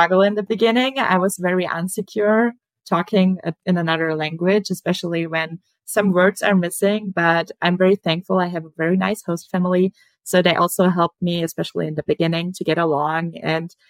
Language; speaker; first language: English; non-native, fluent; German